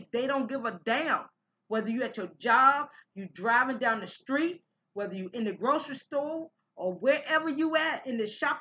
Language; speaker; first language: English; native; English